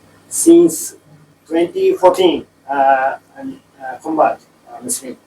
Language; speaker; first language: English; non-native, learner; Japanese